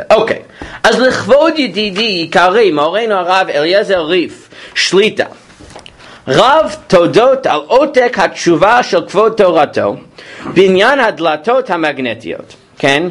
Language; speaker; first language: Hebrew; non-native, fluent; English